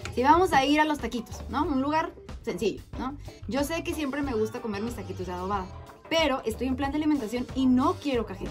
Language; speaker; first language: Spanish; native; Spanish